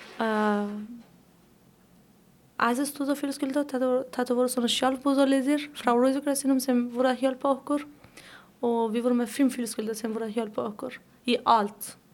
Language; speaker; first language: Icelandic; non-native, learner; Persian